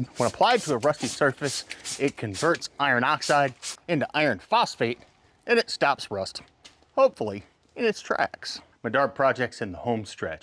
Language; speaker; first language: English; native; English